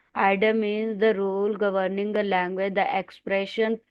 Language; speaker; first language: English; non-native, local second language; Punjabi